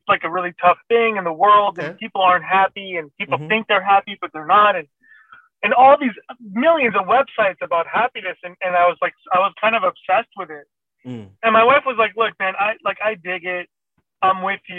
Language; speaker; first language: English; non-native, fluent; Persian